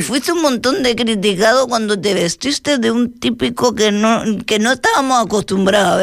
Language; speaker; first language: Spanish; native; Spanish